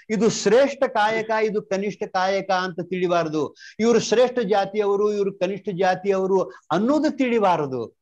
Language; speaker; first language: Kannada; native; Kannada